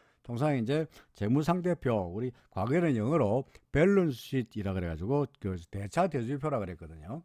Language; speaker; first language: Korean; native; Korean